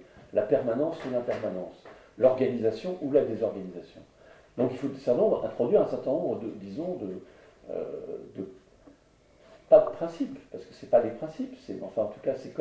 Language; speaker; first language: French; native; French